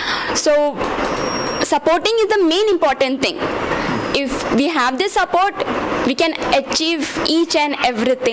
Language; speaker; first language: English; non-native, local second language; Kannada